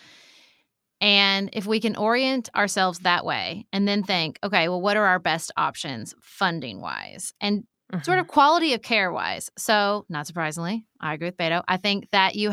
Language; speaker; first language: English; native; English